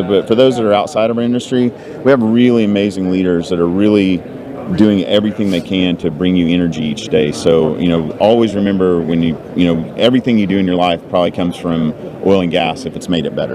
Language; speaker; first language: English; native; English